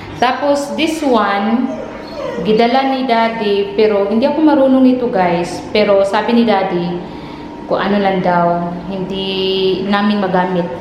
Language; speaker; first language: Filipino; non-native, local second language; Cebuano